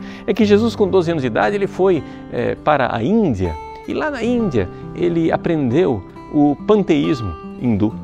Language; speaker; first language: Portuguese; native; Portuguese